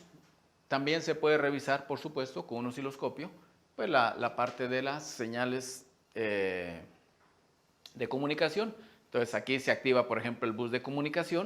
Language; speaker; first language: Spanish; native; Spanish